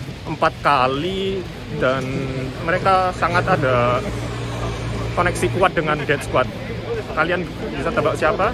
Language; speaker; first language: Indonesian; non-native, fluent; Japanese